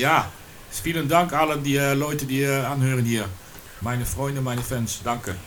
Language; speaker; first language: German; non-native, learner; Dutch